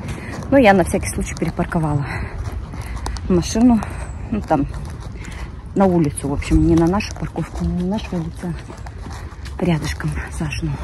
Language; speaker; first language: Russian; native; Russian